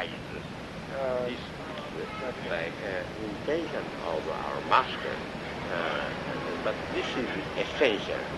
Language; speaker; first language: English; non-native, learner; Japanese